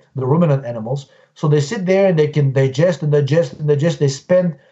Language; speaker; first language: English; non-native, fluent; Bulgarian